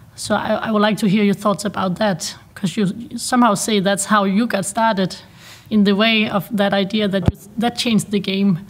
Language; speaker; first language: English; non-native, fluent; Danish